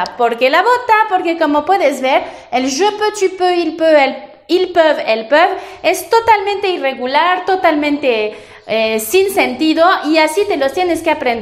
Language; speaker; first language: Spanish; non-native, fluent; French